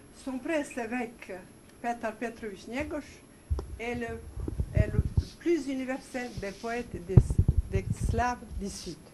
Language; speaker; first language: French; non-native, fluent; Serbian